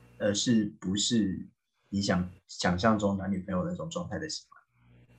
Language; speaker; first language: Chinese; native; Chinese